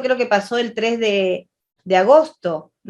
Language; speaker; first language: Spanish; native; Spanish